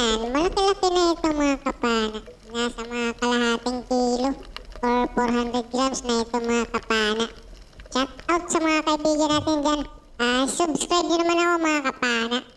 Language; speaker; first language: Filipino; non-native, local second language; Cebuano